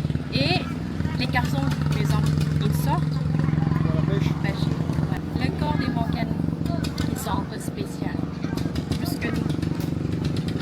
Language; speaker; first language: French; non-native, fluent; Thai